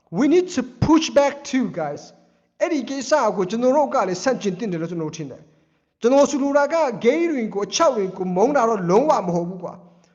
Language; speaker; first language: Burmese; non-native, local second language; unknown